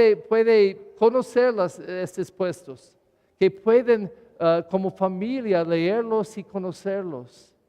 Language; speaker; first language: Spanish; non-native, learner; English